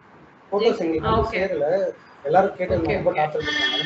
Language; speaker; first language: Tamil; native; Tamil